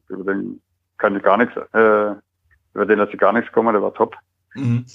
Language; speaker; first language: German; native; German